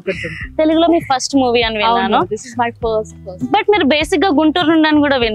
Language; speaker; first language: Telugu; native; Telugu